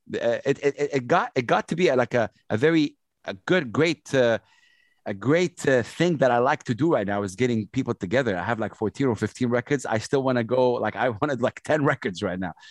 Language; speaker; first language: English; non-native, fluent; Arabic